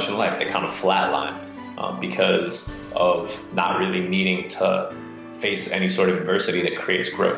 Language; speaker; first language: English; native; English